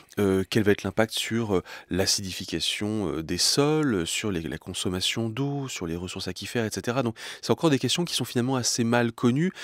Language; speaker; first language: French; native; French